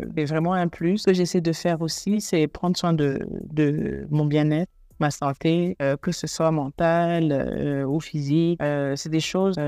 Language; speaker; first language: French; non-native, local second language; Rundi